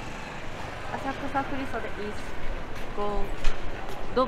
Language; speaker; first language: Japanese; native; Japanese